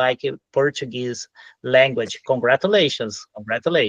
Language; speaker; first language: English; non-native, fluent; Portuguese